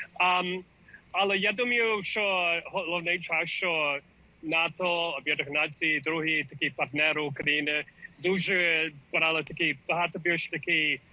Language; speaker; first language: Ukrainian; early bilingual, heritage; English